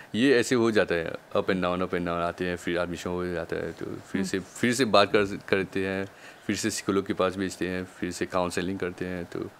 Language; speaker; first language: Hindi; non-native, local second language; Bhojpuri